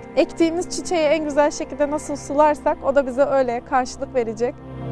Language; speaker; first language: Turkish; native; Turkish